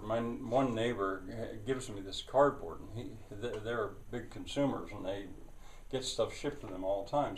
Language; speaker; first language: English; native; English